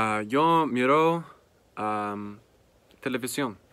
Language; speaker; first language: Spanish; non-native, learner; English